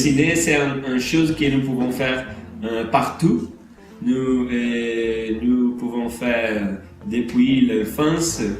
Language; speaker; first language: French; non-native, learner; Portuguese